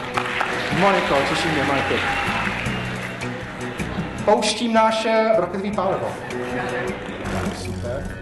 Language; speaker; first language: Czech; non-native, fluent; English